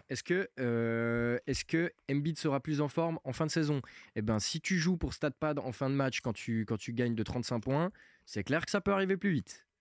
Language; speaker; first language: French; early bilingual, other home language; Portuguese